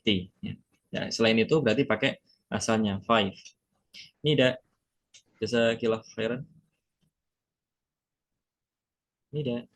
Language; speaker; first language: Indonesian; native; Indonesian